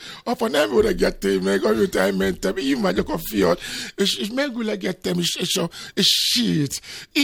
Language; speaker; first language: Hungarian; non-native, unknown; Yoruba